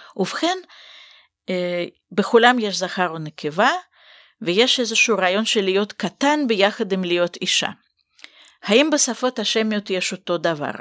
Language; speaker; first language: Hebrew; native; Hebrew